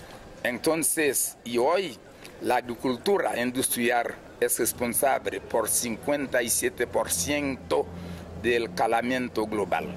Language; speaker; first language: Spanish; non-native, fluent; Haitian Creole